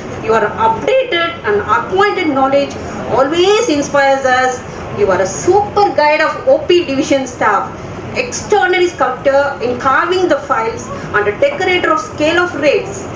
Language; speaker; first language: English; non-native, local second language; Tamil